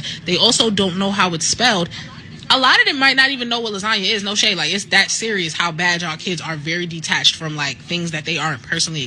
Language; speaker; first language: English; native; English